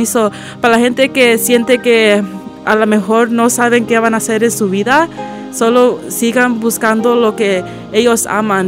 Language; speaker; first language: Spanish; early bilingual, heritage; Spanish